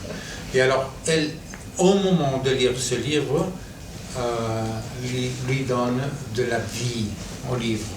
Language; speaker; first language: French; non-native, fluent; Catalan